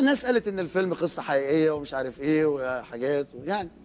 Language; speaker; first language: Arabic; native; Arabic